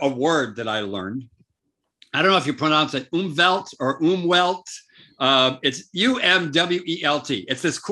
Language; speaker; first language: English; native; English